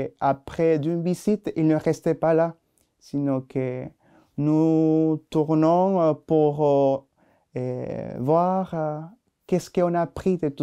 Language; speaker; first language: French; non-native, learner; Spanish